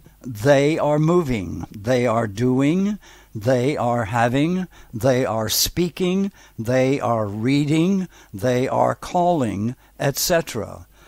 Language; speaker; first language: English; native; English